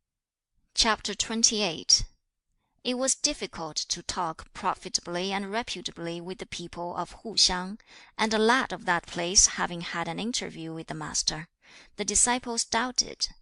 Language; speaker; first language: English; non-native, fluent; Chinese